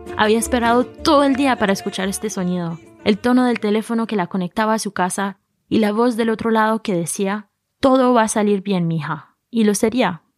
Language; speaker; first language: Spanish; early bilingual, heritage; Spanish